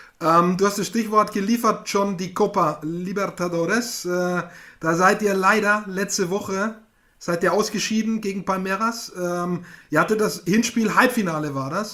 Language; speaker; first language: German; native; German